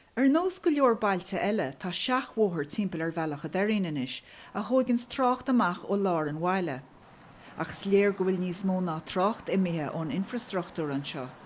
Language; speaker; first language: Irish; non-native, local second language; English